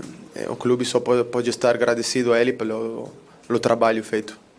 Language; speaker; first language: Portuguese; non-native, learner; Italian